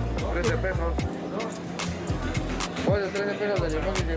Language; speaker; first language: Spanish; native; Spanish